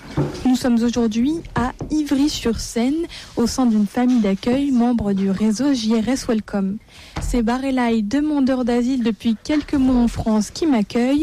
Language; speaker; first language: French; native; French